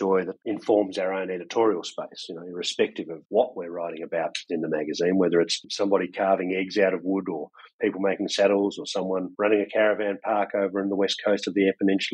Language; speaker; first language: English; native; English